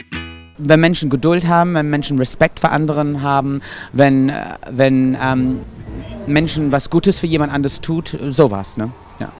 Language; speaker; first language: German; non-native, fluent; English